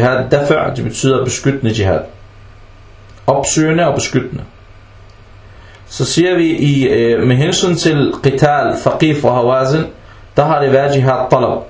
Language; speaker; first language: Danish; early bilingual, other home language; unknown